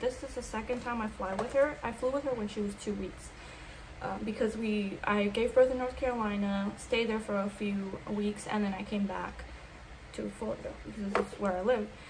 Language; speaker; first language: English; early bilingual, other home language; Spanish